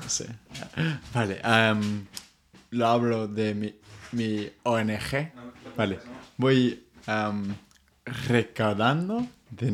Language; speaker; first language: Spanish; non-native, fluent; English